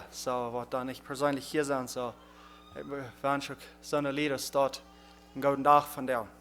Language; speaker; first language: German; non-native, learner; Plautdietsch